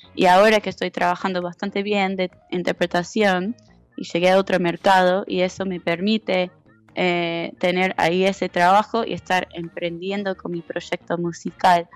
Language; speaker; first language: Spanish; non-native, fluent; English